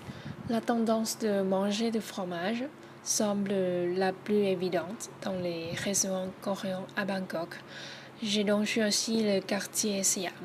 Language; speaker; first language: French; non-native, learner; Thai